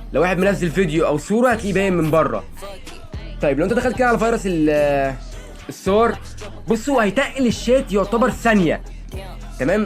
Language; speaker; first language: Arabic; native; Arabic